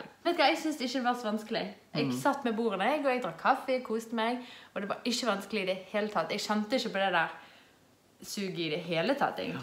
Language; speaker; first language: Norwegian; native; Norwegian